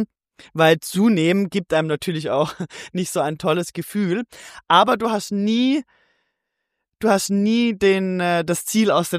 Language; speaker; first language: German; native; German